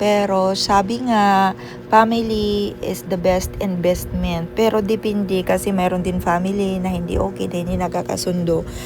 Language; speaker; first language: Filipino; non-native, local second language; Waray